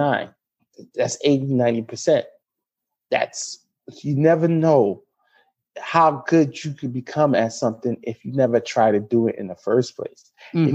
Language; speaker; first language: English; native; English